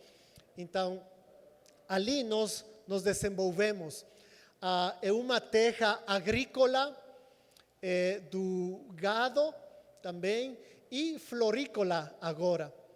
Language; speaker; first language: Portuguese; non-native, fluent; Spanish